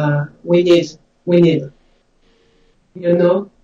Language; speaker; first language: English; non-native, learner; French